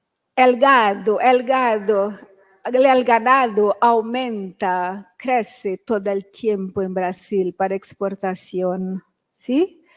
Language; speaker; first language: Spanish; non-native, fluent; Portuguese